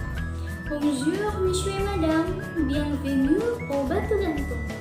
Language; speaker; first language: French; non-native, learner; Indonesian